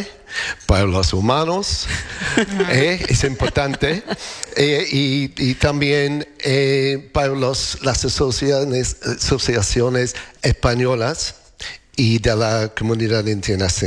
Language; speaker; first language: Spanish; non-native, learner; English